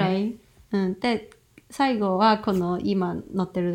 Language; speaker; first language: Japanese; non-native, fluent; Cantonese